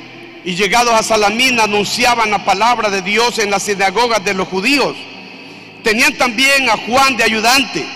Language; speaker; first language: Spanish; native; Spanish